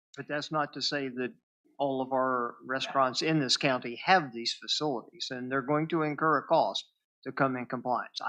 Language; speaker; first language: English; native; English